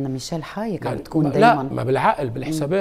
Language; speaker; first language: Arabic; native; Arabic